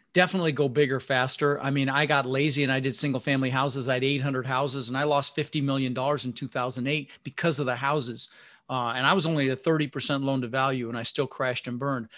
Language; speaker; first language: English; early bilingual, other home language; Dutch